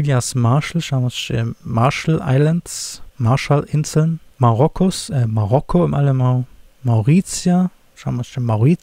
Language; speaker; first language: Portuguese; non-native, fluent; German